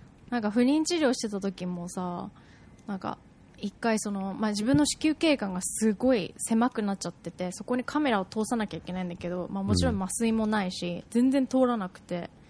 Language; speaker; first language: Japanese; early bilingual, heritage; Japanese